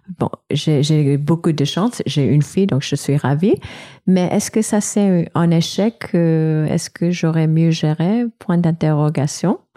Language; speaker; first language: French; non-native, fluent; Korean